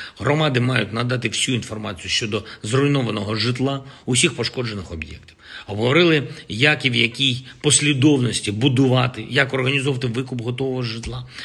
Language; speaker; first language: Ukrainian; non-native, local second language; Russian